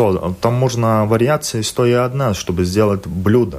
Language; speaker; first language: Russian; non-native, local second language; Latvian